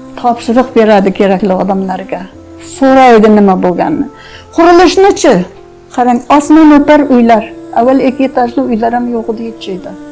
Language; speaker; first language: Uzbek; non-native, local second language; Russian